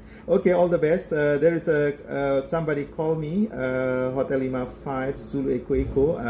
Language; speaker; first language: English; non-native, learner; Indonesian